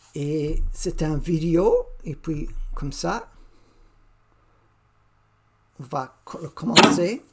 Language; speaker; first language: French; non-native, learner; English